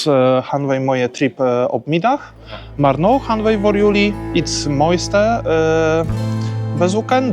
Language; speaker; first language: Dutch; non-native, learner; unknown